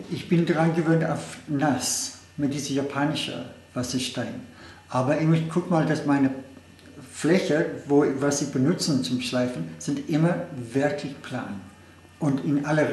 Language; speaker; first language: German; non-native, fluent; English